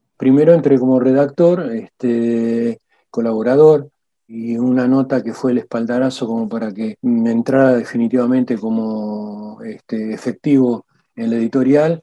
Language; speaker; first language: Spanish; native; Spanish